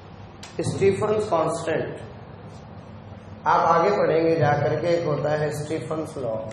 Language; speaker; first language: Hindi; native; Hindi